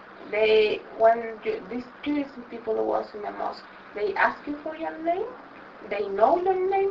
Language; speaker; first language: English; non-native, learner; Spanish